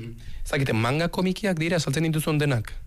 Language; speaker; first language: Basque; native; Basque